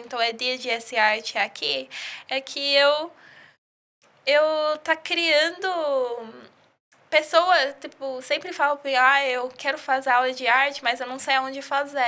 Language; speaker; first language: Portuguese; early bilingual, heritage; English